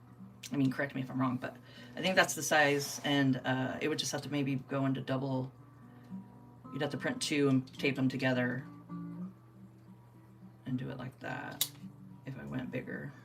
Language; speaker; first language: English; native; English